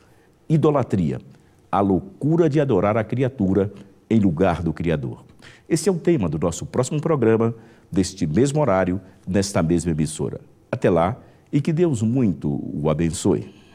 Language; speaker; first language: Portuguese; native; Portuguese